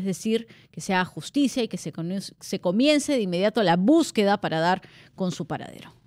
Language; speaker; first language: Spanish; native; Spanish